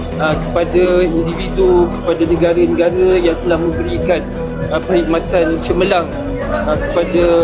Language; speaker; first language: Malay; native; Malay